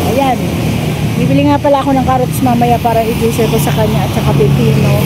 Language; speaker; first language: Filipino; native; Filipino